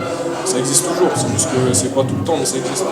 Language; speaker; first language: French; native; French